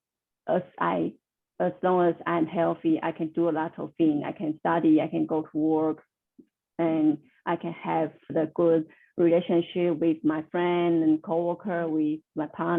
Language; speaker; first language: English; non-native, learner; Chinese